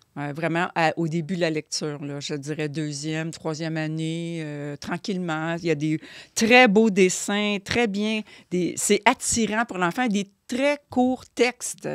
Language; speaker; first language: French; native; French